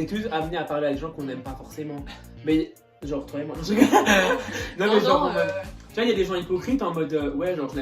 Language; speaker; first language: French; native; French